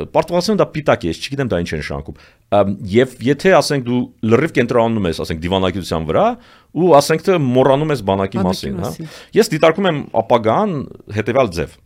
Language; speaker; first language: Armenian; native; Armenian